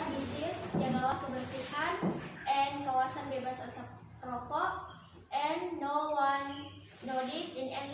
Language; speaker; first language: English; non-native, learner; Indonesian